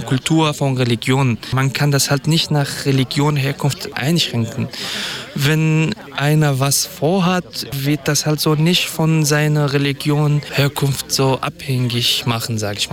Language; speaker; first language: German; non-native, fluent; Kurdish